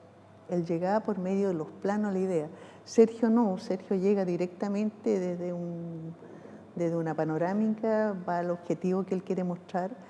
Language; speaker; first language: Spanish; native; Spanish